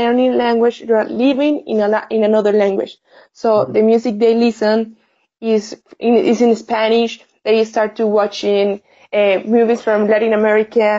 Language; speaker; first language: English; non-native, learner; Spanish